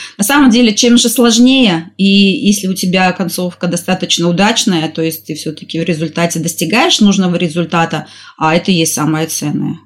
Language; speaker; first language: Russian; native; Russian